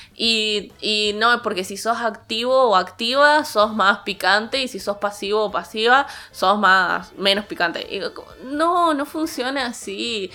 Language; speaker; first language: Spanish; native; Spanish